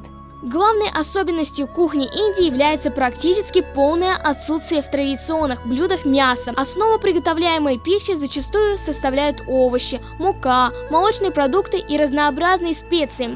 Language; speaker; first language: Russian; native; Russian